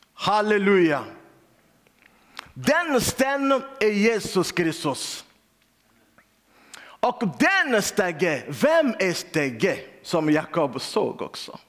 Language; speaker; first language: Swedish; non-native, learner; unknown